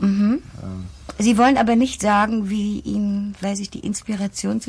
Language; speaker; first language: German; native; German